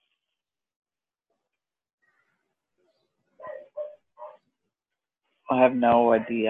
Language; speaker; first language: English; native; English